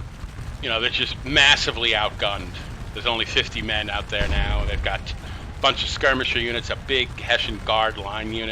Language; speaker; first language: English; native; English